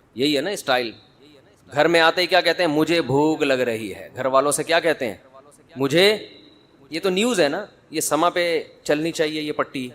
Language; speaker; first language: Urdu; native; Urdu